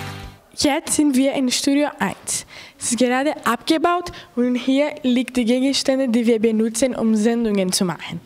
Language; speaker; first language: German; non-native, learner; Portuguese